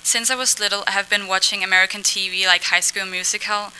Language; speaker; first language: English; non-native, fluent; Danish